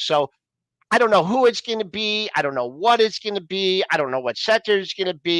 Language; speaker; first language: English; native; English